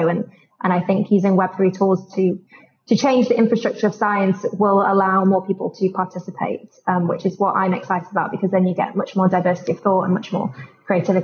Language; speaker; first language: English; native; English